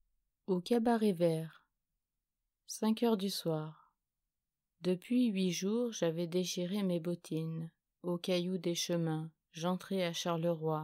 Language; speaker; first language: French; native; French